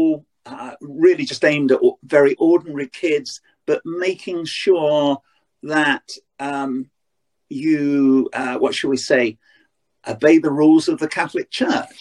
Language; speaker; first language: English; native; English